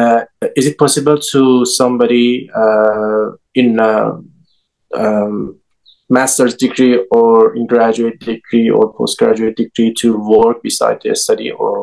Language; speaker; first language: English; non-native, learner; Persian